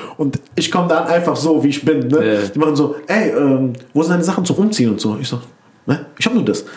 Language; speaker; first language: German; early bilingual, other home language; Turkish